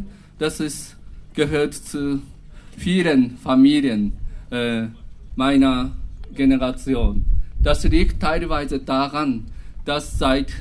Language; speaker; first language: German; non-native, fluent; Japanese